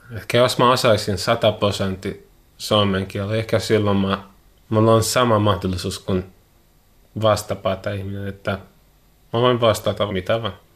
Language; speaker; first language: Finnish; non-native, learner; Arabic